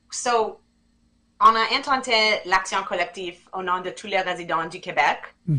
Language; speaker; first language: French; non-native, fluent; English